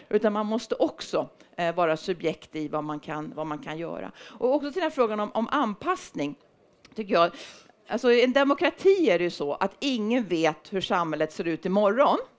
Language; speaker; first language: Swedish; native; Swedish